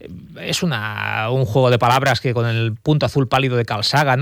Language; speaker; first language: Spanish; native; Spanish